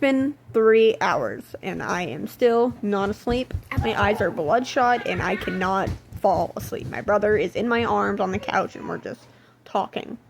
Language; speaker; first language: English; native; English